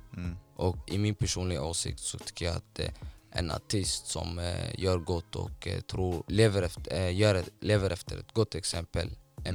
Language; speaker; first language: Swedish; non-native, fluent; Somali